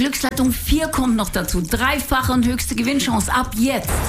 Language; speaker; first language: German; native; German